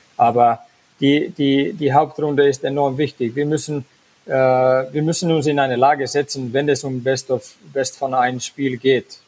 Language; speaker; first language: German; non-native, fluent; Finnish